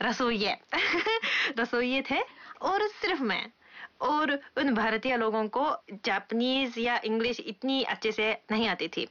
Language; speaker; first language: Hindi; non-native, fluent; Japanese